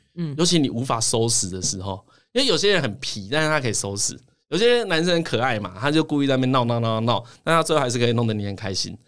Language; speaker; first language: Chinese; native; Chinese